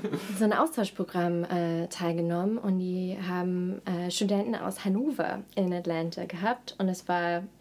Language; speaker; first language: German; non-native, fluent; English